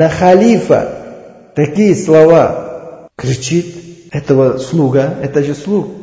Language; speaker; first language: Russian; non-native, learner; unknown